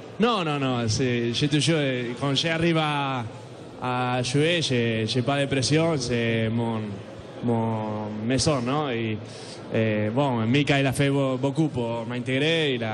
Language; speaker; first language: French; non-native, learner; Spanish